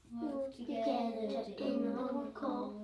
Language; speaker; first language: English; native; English